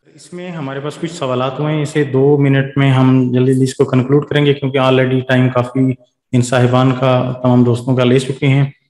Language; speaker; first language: Urdu; native; Urdu